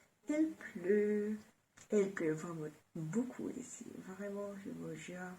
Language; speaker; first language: French; non-native, fluent; German